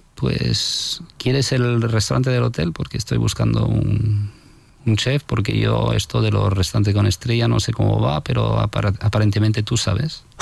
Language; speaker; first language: Spanish; non-native, fluent; French